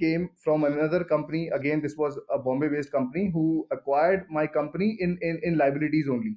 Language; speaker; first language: English; non-native, local second language; Hindi